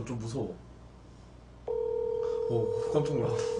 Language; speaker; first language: Korean; native; Korean